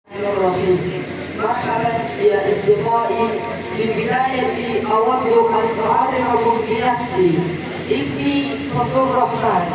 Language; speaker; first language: Arabic; non-native, learner; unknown